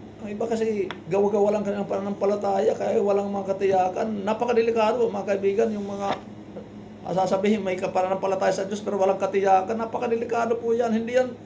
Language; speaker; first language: Filipino; non-native, local second language; Waray